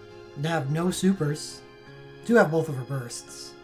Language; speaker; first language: English; native; English